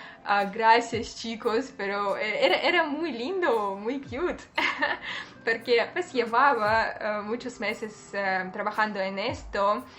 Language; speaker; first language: Spanish; non-native, fluent; Russian